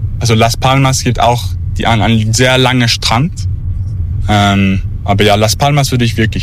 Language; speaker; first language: German; non-native, learner; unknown